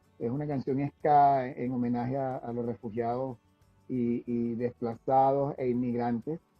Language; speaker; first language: Spanish; native; Spanish